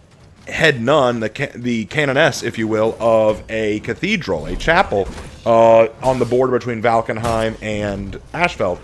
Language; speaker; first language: English; native; English